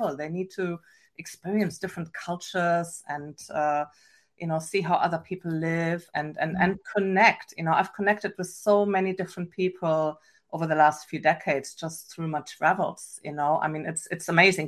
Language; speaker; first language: English; non-native, fluent; German